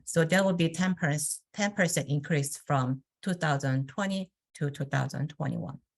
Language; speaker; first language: English; non-native, fluent; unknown